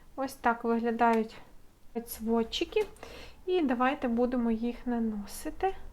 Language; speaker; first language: Ukrainian; non-native, local second language; Russian